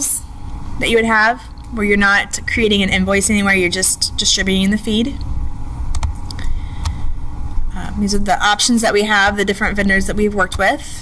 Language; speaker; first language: English; native; English